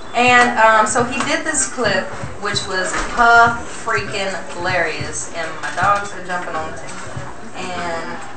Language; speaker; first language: English; native; English